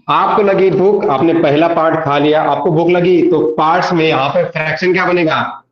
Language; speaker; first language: Hindi; non-native, local second language; Marathi